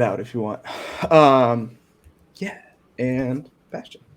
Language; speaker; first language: English; native; English